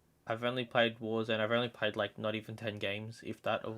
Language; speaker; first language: English; native; English